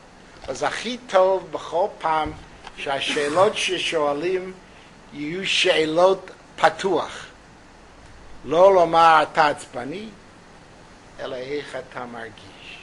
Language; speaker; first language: Hebrew; non-native, fluent; English